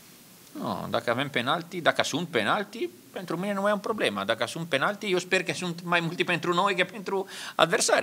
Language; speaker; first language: Romanian; non-native, learner; Italian